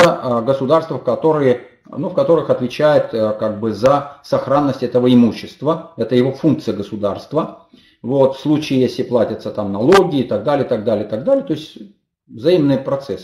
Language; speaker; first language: Russian; native; Russian